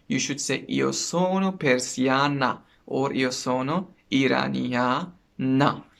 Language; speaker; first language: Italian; non-native, learner; Persian